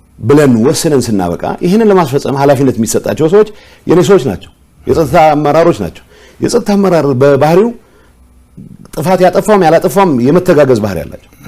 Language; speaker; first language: Amharic; non-native, local second language; Tigrinya